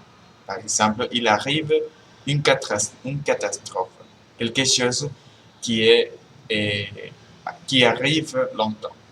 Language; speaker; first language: French; non-native, learner; Spanish